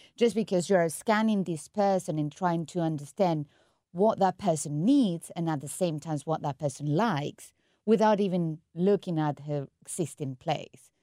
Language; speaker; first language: English; non-native, fluent; Spanish